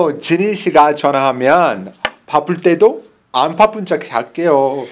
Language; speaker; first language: Korean; non-native, learner; English